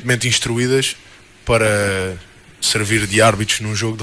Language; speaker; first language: Portuguese; native; Portuguese